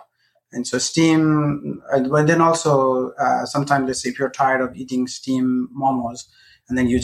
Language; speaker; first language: English; non-native, local second language; Nepali